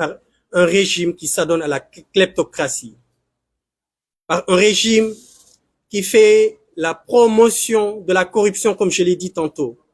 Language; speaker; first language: French; non-native, local second language; Wolof